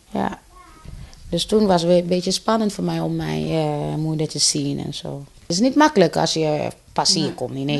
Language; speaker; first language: Dutch; non-native, fluent; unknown